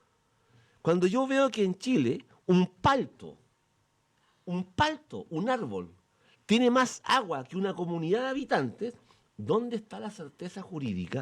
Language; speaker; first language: Spanish; native; Spanish